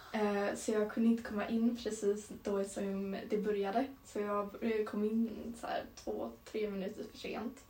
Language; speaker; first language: Swedish; native; Swedish